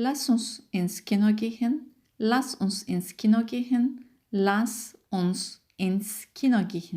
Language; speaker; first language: German; non-native, fluent; Turkish